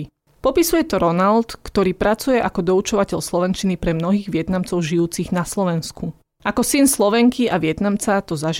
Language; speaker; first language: Slovak; early bilingual, other home language; Vietnamese